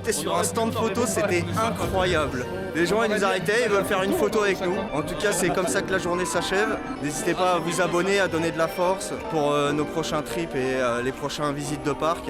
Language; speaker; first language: French; native; French